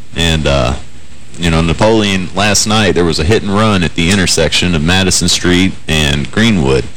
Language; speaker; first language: English; native; English